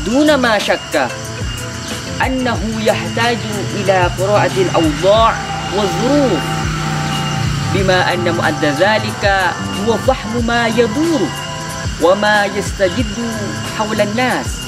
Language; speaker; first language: Arabic; non-native, learner; Indonesian